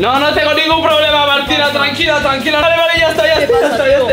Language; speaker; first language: Spanish; native; Spanish